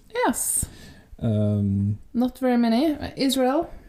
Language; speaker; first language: English; non-native, fluent; Norwegian